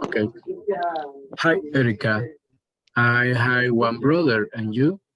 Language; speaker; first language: English; non-native, learner; Spanish